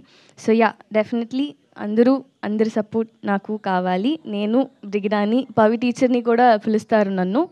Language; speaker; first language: Telugu; non-native, learner; Tamil